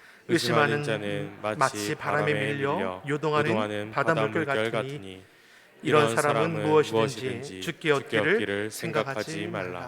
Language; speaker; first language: Korean; native; Korean